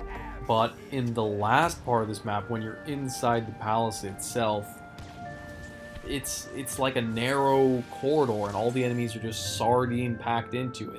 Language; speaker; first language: English; native; English